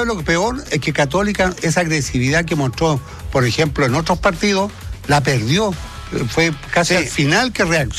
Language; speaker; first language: Spanish; native; Spanish